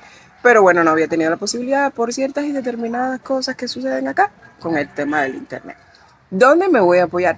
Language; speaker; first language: Spanish; native; Spanish